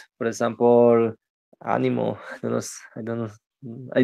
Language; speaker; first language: English; non-native, learner; Spanish